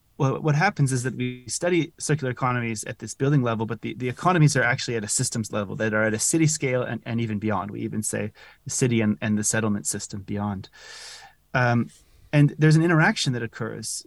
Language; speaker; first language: English; native; English